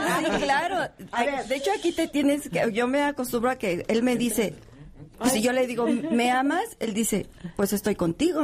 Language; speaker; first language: Spanish; native; Spanish